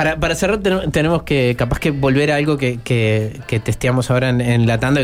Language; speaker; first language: Spanish; native; Spanish